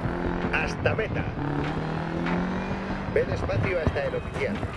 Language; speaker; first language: Spanish; native; Spanish